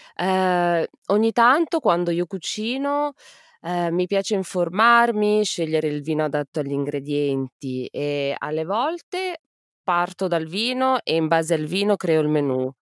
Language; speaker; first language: Italian; native; Italian